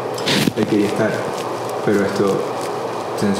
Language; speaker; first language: Spanish; native; Spanish